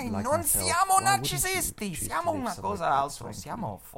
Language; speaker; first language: Italian; non-native, learner; English